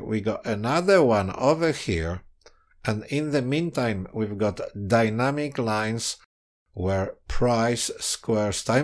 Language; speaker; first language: English; non-native, fluent; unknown